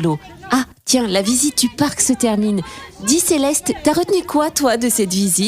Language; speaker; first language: French; native; French